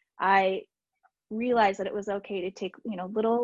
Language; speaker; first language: English; native; English